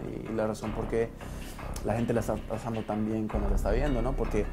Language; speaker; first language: Spanish; early bilingual, heritage; Portuguese